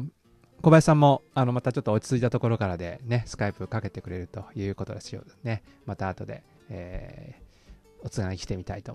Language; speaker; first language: Japanese; native; Japanese